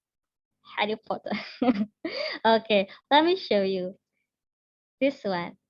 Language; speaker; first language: English; non-native, learner; Indonesian